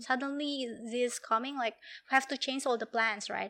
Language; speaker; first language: English; non-native, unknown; Indonesian